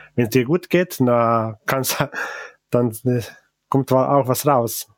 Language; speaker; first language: German; non-native, local second language; Ladin